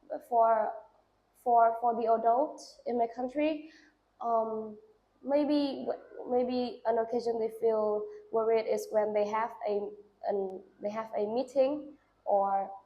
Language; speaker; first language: English; non-native, learner; Vietnamese